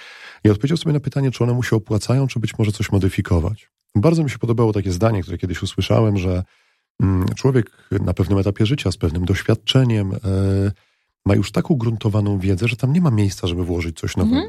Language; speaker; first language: Polish; native; Polish